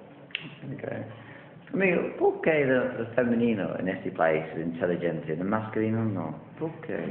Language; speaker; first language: Spanish; non-native, learner; English